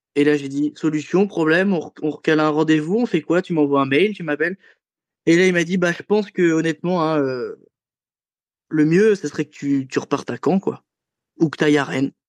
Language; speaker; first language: French; native; French